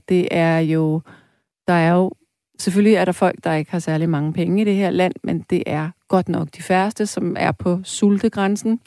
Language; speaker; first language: Danish; native; Danish